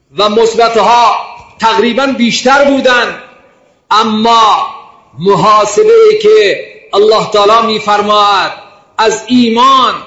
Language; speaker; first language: Persian; non-native, local second language; Baluchi